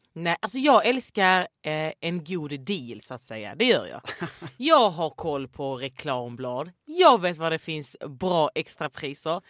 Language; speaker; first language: Swedish; native; Swedish